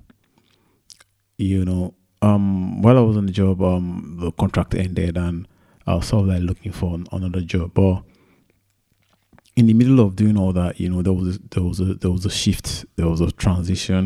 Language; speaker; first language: English; non-native, local second language; Yoruba